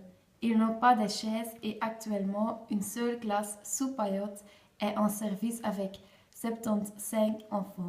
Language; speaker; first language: French; non-native, learner; Dutch